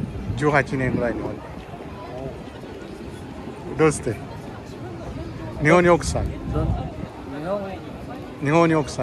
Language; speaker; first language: Japanese; non-native, learner; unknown